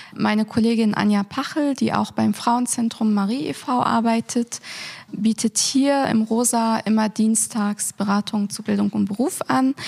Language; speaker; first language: German; native; German